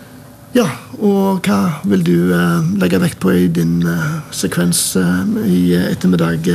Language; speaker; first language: Norwegian; native; Norwegian